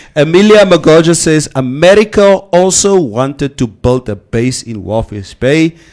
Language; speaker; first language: English; non-native, local second language; Afrikaans